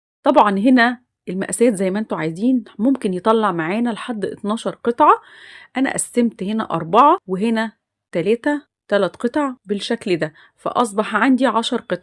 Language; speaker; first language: Arabic; native; Arabic